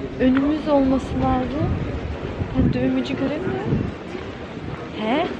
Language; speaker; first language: Turkish; early bilingual, heritage; Turkish